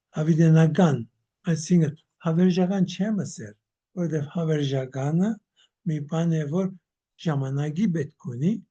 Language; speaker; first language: Armenian; early bilingual, heritage; Armenian